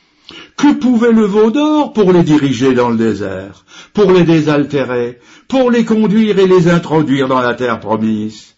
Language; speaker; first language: French; native; French